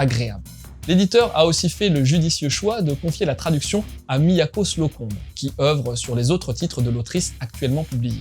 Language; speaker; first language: French; native; French